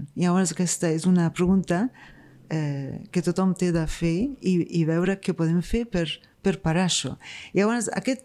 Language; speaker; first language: Catalan; non-native, fluent; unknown